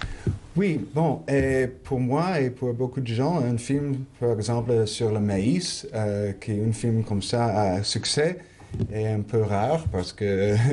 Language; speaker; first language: French; non-native, fluent; English